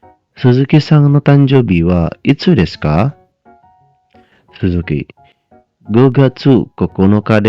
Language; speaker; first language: Japanese; non-native, fluent; Indonesian